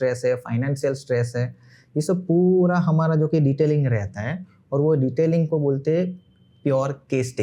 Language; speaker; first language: Hindi; non-native, local second language; Gujarati